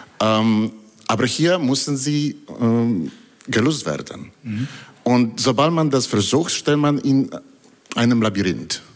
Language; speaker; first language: German; non-native, fluent; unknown